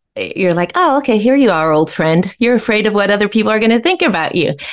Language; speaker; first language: English; non-native, fluent; French